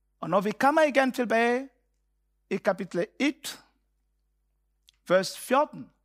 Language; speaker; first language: Danish; non-native, fluent; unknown